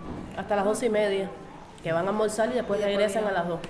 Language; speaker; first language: Spanish; native; Spanish